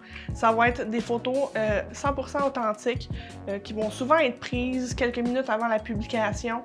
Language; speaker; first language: French; native; French